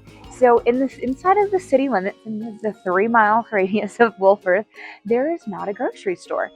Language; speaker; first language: English; native; English